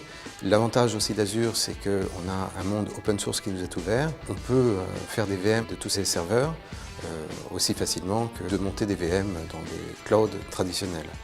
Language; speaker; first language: French; native; French